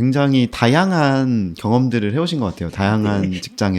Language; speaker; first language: Korean; native; Korean